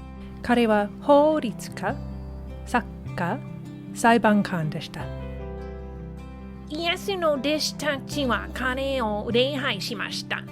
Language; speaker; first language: Japanese; non-native, learner; English